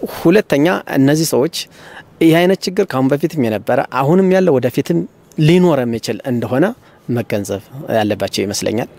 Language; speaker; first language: Amharic; native; Amharic